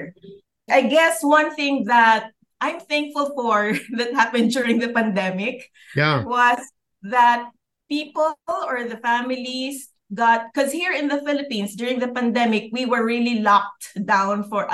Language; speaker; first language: English; non-native, local second language; Filipino